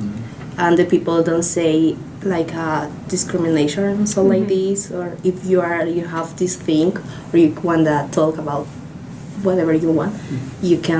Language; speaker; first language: English; non-native, learner; Spanish